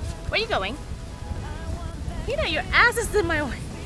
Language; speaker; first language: English; non-native, fluent; Spanish